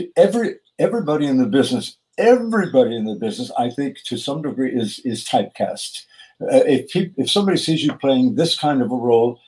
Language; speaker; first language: English; native; English